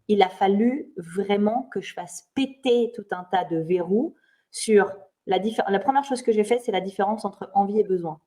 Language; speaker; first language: French; native; French